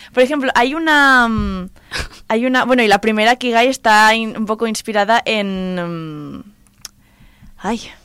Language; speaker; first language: Spanish; non-native, local second language; Catalan